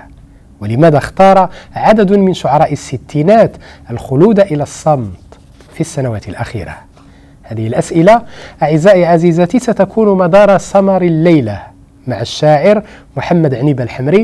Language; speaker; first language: Arabic; native; Arabic